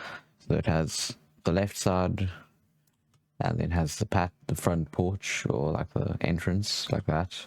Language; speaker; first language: English; native; English